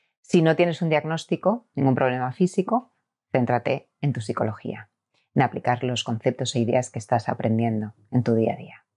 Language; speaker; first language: Spanish; native; Spanish